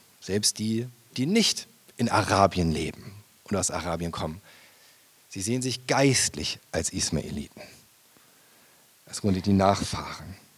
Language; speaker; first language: German; native; German